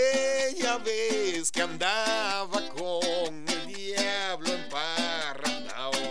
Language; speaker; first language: Spanish; native; Spanish